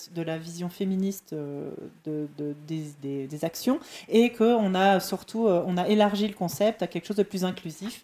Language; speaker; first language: French; native; French